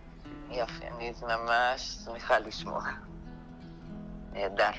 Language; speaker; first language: Hebrew; non-native, fluent; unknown